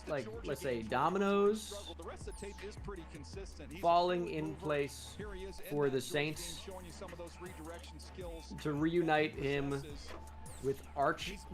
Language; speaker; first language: English; native; English